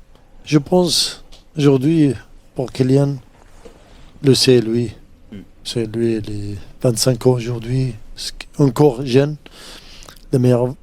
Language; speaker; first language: French; non-native, fluent; Arabic